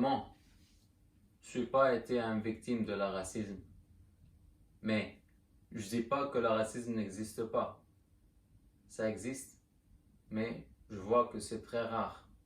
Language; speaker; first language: French; non-native, learner; German